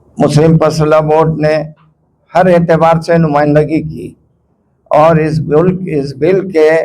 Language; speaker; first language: Urdu; native; Urdu